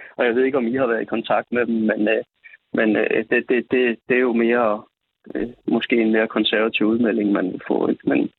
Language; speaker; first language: Danish; native; Danish